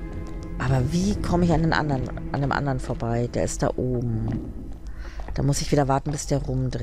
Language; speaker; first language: German; native; German